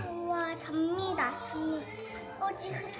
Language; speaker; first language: Korean; early bilingual, other home language; Mongolian